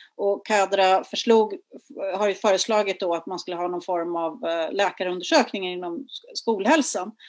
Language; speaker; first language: Swedish; native; Swedish